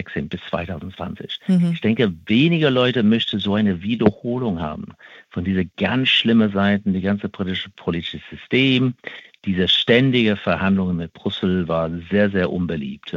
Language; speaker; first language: German; non-native, fluent; English